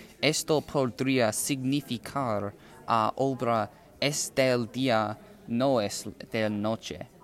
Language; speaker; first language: Spanish; non-native, learner; English